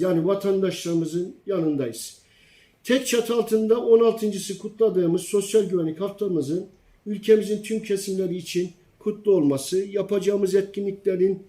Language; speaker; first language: Turkish; native; Turkish